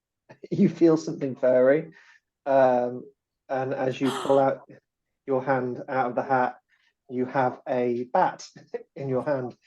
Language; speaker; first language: English; native; English